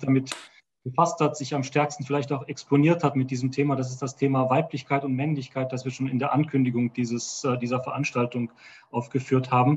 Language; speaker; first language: German; native; German